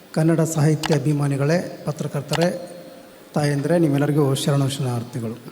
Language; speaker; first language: Kannada; native; Kannada